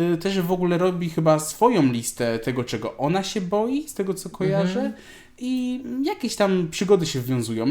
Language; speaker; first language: Polish; native; Polish